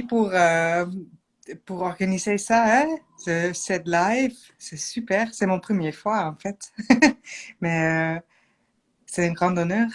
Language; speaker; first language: French; non-native, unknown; Dutch